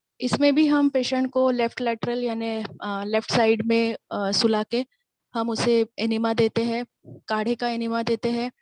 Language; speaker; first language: Hindi; non-native, local second language; Marathi